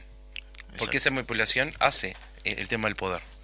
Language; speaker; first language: Spanish; native; Spanish